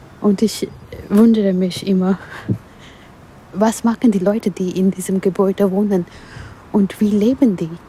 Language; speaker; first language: German; non-native, learner; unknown